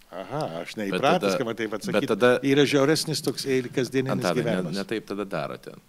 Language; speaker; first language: Lithuanian; early bilingual, heritage; Lithuanian